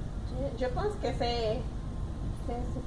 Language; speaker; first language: French; non-native, learner; Spanish